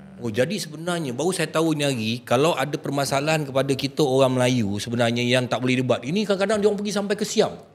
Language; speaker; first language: Malay; native; Malay